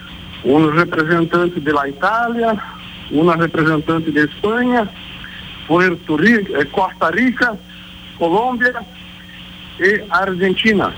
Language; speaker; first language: Spanish; non-native, learner; Portuguese